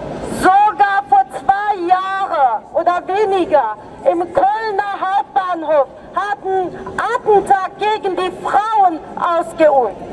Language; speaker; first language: German; non-native, fluent; Persian